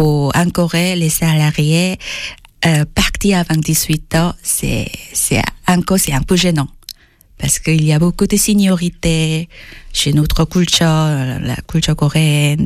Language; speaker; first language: French; non-native, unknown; Korean